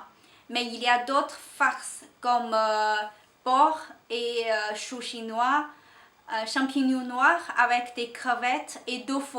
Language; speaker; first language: French; non-native, learner; Chinese